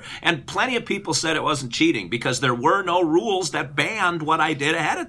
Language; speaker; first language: English; native; English